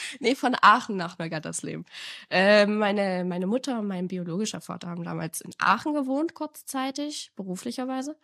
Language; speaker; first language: German; native; German